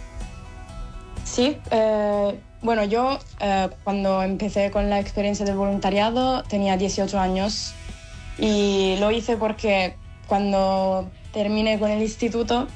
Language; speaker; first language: Spanish; non-native, fluent; Italian